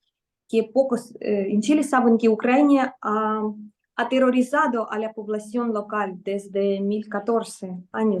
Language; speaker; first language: Spanish; non-native, fluent; Russian